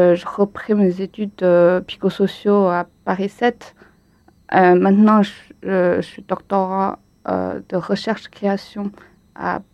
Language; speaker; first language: French; non-native, fluent; Chinese